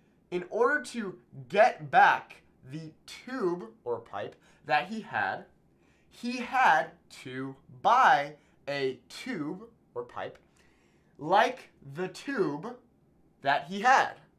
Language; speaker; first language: English; native; English